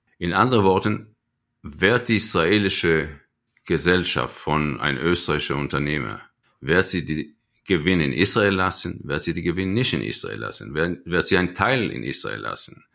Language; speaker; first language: German; non-native, fluent; Hebrew